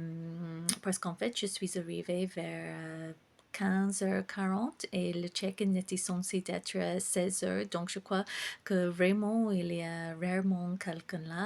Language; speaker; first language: French; non-native, fluent; English